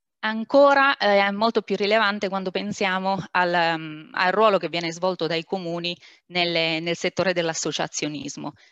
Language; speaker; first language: Italian; native; Italian